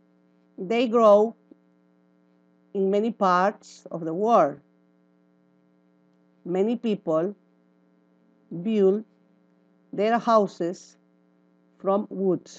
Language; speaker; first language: English; non-native, learner; Spanish